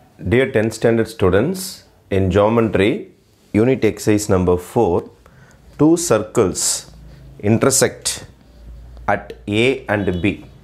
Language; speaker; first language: English; non-native, local second language; Tamil